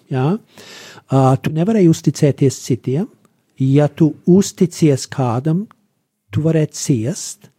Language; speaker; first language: Latvian; early bilingual, heritage; Latvian